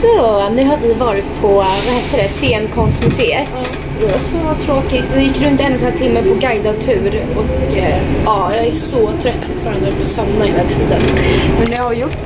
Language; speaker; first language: Swedish; native; Swedish